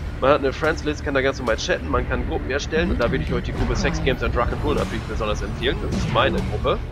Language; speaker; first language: German; native; German